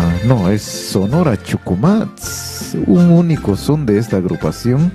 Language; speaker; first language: Spanish; native; Spanish